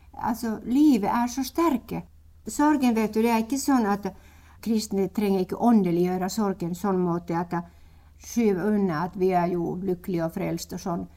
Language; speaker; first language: Norwegian; non-native, fluent; Finnish